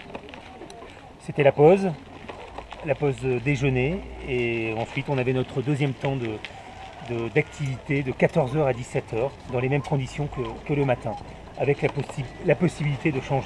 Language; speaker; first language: French; native; French